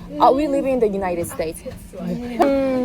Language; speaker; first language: English; non-native, learner; Korean